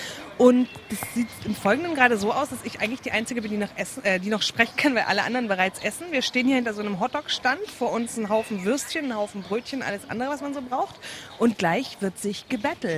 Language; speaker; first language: German; native; German